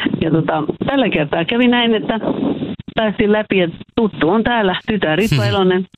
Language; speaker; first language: Finnish; early bilingual, heritage; Finnish